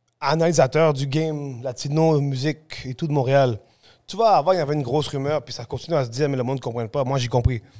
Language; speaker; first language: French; early bilingual, other home language; Spanish